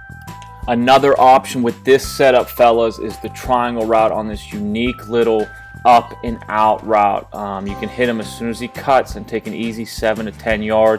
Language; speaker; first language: English; native; English